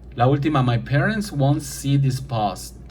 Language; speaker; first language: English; non-native, fluent; Spanish